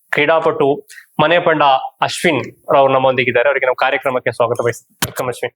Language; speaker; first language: Kannada; native; Kannada